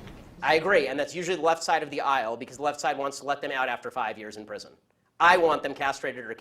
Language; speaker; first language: English; native; English